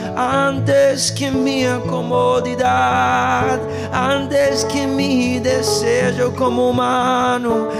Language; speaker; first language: Portuguese; non-native, fluent; English